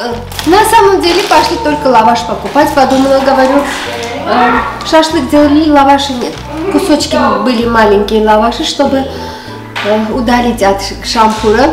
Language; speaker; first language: Russian; non-native, fluent; Armenian